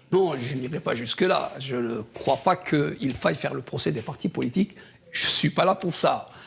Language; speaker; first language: French; non-native, local second language; Kabyle